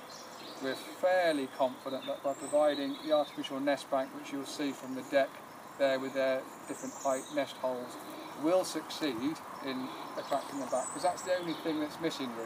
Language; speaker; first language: English; native; English